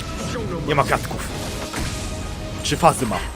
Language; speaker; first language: Polish; native; Polish